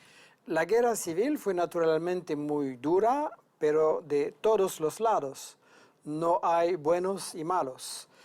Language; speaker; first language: Spanish; non-native, fluent; French